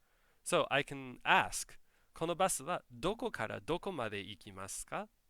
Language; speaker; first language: Japanese; non-native, fluent; English